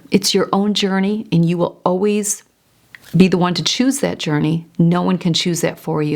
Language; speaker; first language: English; native; English